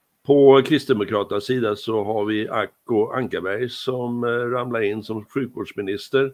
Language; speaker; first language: Swedish; native; Swedish